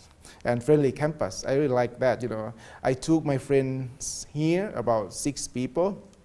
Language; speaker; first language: English; non-native, learner; Thai